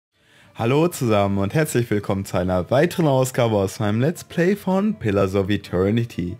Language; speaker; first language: German; native; German